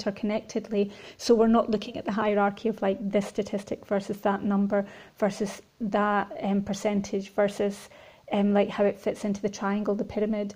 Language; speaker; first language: English; native; English